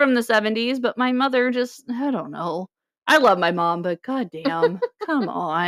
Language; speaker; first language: English; native; English